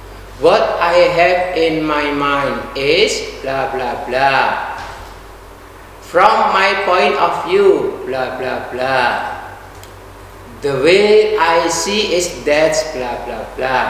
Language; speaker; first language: English; non-native, fluent; Indonesian